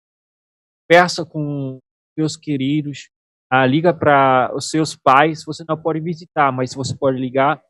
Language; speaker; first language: Portuguese; non-native, fluent; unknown